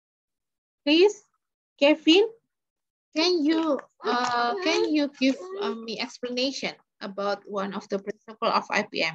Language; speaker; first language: English; non-native, fluent; Indonesian